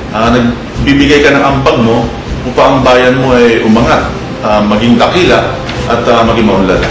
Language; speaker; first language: Filipino; non-native, local second language; Romany